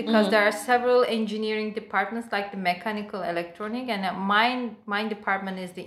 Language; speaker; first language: English; non-native, fluent; Turkish